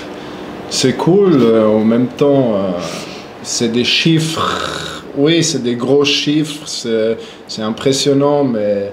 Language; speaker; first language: French; non-native, local second language; German